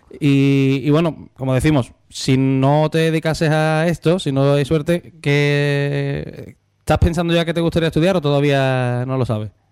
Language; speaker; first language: Spanish; native; Spanish